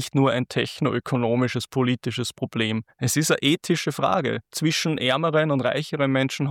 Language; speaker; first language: German; native; German